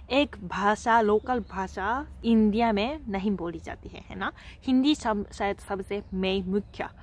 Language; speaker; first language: Hindi; non-native, fluent; Japanese